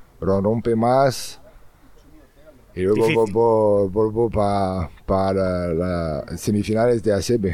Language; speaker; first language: Spanish; non-native, learner; French